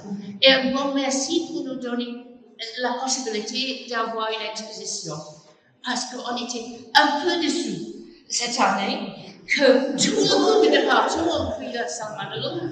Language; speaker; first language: French; non-native, fluent; English